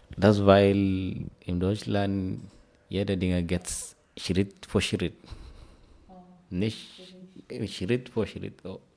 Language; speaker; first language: German; non-native, learner; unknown